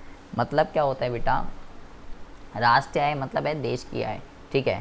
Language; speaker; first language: Hindi; native; Hindi